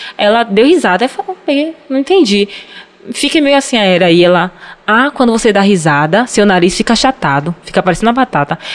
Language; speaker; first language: Portuguese; native; Portuguese